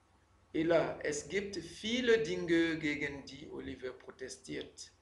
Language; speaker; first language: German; non-native, fluent; French